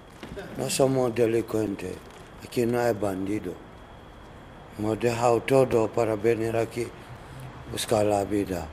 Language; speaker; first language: Spanish; non-native, learner; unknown